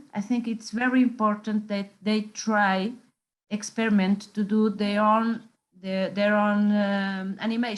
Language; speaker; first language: English; non-native, fluent; Portuguese